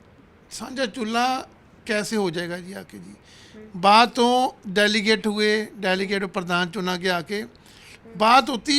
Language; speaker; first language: Hindi; non-native, local second language; Punjabi